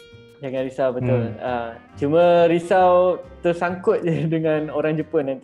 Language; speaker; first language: Malay; native; Malay